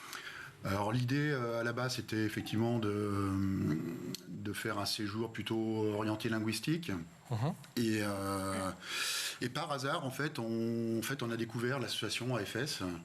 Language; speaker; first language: French; native; French